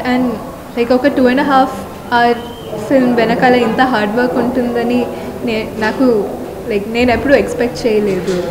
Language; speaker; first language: Telugu; non-native, fluent; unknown